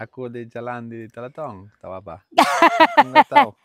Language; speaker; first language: Indonesian; non-native, learner; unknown